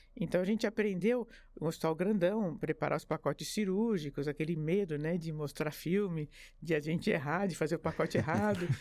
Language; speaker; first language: Portuguese; early bilingual, other home language; French